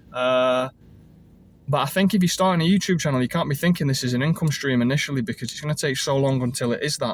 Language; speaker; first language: English; native; English